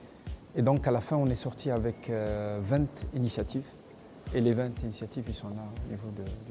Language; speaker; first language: French; non-native, local second language; Arabic